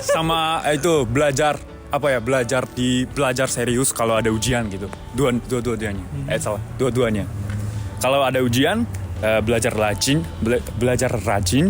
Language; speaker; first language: Indonesian; non-native, fluent; Japanese